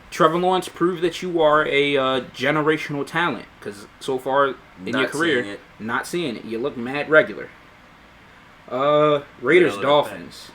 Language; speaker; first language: English; native; English